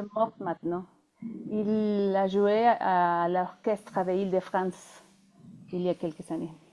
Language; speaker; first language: French; non-native, fluent; Spanish